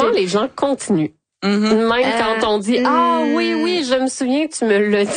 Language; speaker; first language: French; native; French